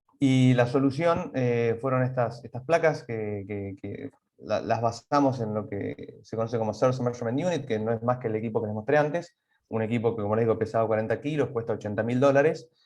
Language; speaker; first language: Spanish; native; Spanish